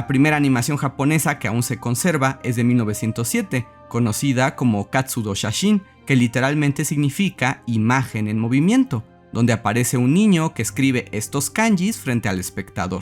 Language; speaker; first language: Spanish; native; Spanish